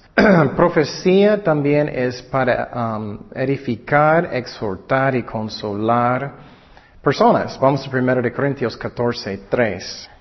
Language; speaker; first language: Spanish; non-native, fluent; English